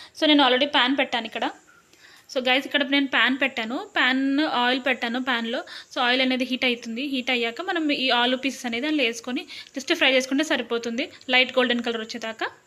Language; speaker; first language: Telugu; non-native, local second language; Lambadi